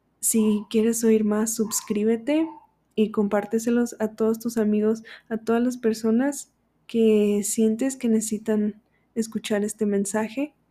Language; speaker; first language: Spanish; early bilingual, heritage; Spanish